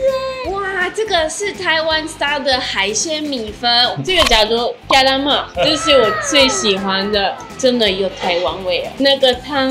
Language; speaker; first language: Chinese; non-native, fluent; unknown